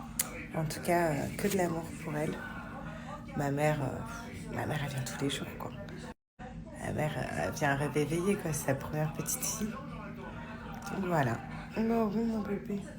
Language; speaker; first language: French; native; French